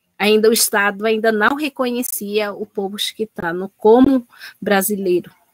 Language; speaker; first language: Portuguese; native; Portuguese